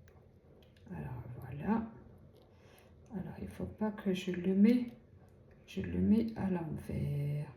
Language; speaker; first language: French; native; French